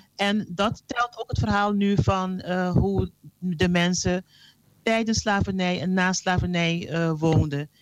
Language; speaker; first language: Dutch; non-native, local second language; Papiamento